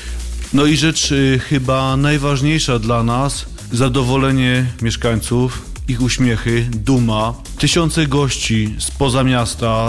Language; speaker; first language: Polish; native; Polish